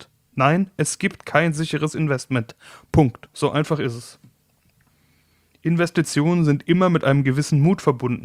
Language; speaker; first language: German; native; German